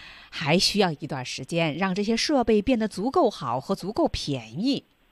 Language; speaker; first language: Chinese; native; Chinese